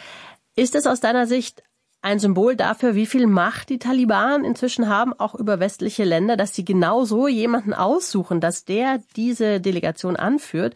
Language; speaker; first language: German; native; German